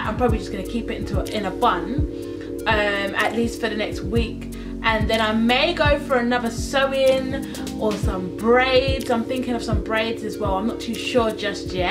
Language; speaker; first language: English; native; English